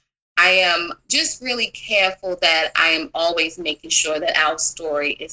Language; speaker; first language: English; native; English